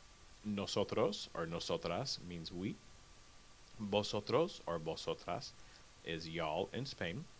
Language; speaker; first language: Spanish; non-native, fluent; English